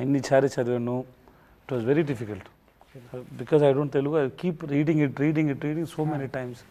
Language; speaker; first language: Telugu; non-native, learner; Tamil